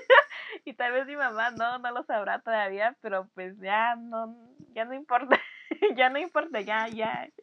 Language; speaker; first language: Spanish; early bilingual, heritage; Spanish